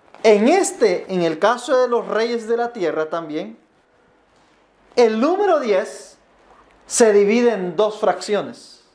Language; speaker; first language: Spanish; native; Spanish